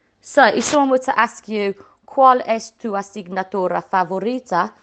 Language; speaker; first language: Spanish; non-native, fluent; English